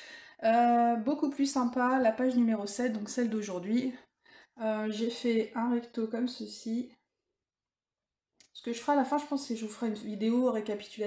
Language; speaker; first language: French; native; French